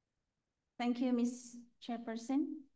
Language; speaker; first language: English; non-native, local second language; Malay